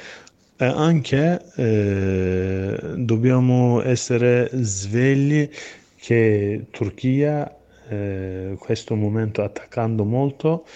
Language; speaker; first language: Italian; non-native, learner; Kurdish